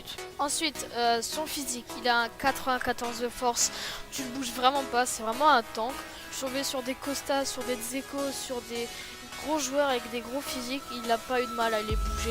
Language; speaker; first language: French; native; French